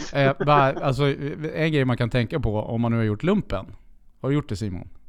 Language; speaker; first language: Swedish; native; Swedish